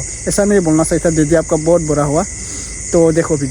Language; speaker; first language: Hindi; non-native, local second language; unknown